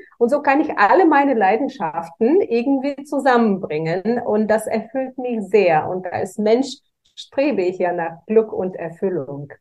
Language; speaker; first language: German; non-native, fluent; Bulgarian